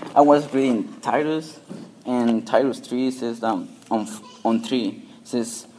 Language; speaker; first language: English; non-native, fluent; Spanish